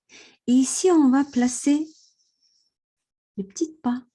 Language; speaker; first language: French; non-native, fluent; Russian